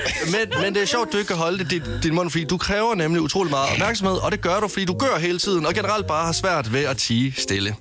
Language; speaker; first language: Danish; native; Danish